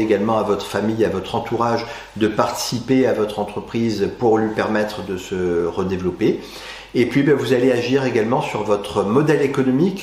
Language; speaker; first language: French; native; French